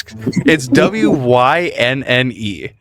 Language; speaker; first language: English; native; English